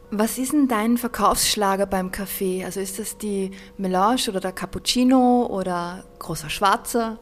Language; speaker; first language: German; native; German